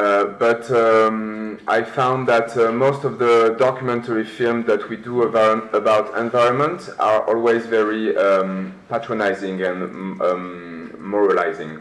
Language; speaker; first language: English; non-native, fluent; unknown